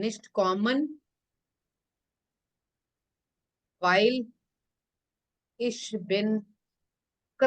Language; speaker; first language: German; non-native, fluent; Hindi